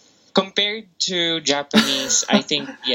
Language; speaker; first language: English; non-native, local second language; Filipino